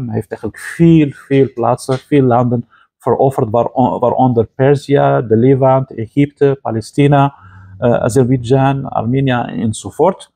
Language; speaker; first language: Dutch; non-native, fluent; Arabic